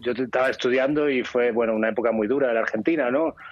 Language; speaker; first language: Spanish; native; Spanish